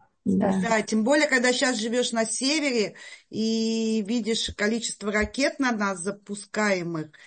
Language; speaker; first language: Russian; native; Russian